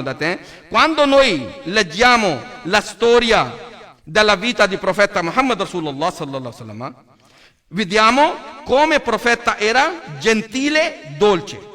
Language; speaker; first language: Italian; non-native, learner; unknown